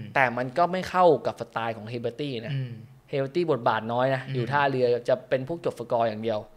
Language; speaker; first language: Thai; native; Thai